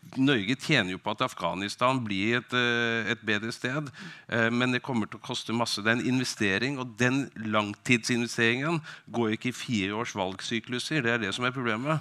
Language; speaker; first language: Norwegian; native; Norwegian